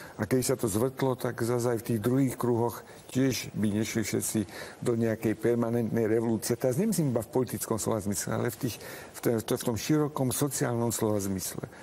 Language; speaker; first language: Slovak; non-native, local second language; Hungarian